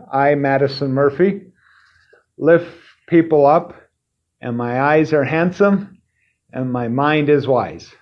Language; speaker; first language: English; native; English